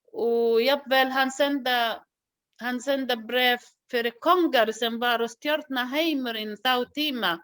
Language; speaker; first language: Icelandic; non-native, learner; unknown